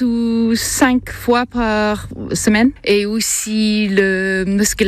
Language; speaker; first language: French; non-native, learner; English